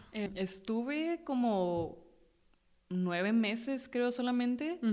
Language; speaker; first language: Spanish; native; Spanish